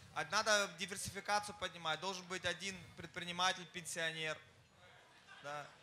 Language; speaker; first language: Russian; non-native, fluent; German